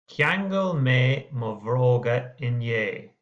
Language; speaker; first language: Irish; non-native, local second language; English